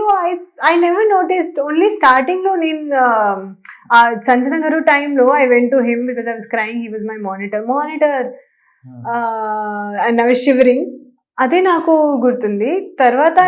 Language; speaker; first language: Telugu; non-native, learner; Hindi